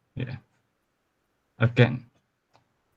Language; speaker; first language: English; non-native, learner; Chinese